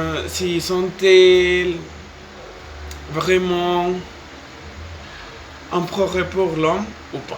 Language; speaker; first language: French; non-native, fluent; Spanish